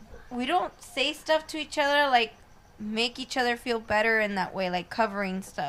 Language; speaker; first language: English; early bilingual, other home language; Spanish